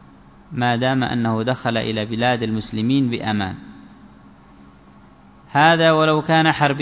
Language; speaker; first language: Arabic; native; Arabic